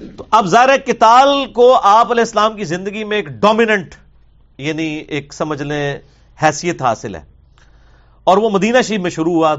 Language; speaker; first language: Urdu; non-native, local second language; Punjabi